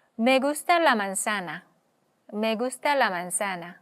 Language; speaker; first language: Spanish; non-native, fluent; Korean